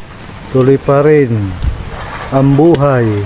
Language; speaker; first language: Filipino; native; Filipino